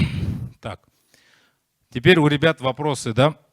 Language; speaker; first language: Russian; native; Russian